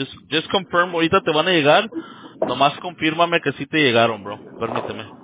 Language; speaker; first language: Spanish; early bilingual, heritage; Spanish